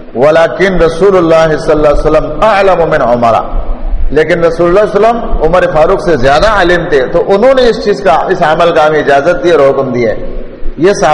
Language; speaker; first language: Urdu; non-native, local second language; Pashto